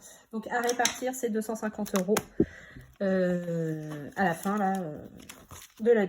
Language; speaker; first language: French; native; French